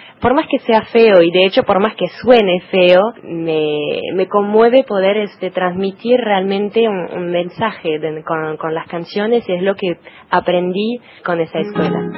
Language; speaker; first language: Spanish; non-native, fluent; French